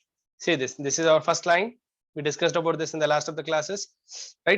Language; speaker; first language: English; non-native, local second language; Kannada